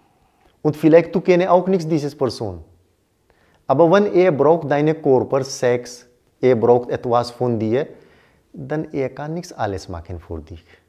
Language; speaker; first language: German; non-native, learner; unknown